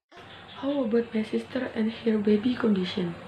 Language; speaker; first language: English; non-native, learner; Indonesian